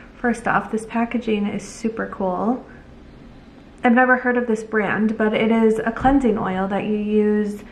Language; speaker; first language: English; native; English